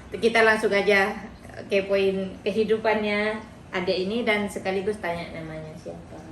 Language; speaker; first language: Indonesian; native; Indonesian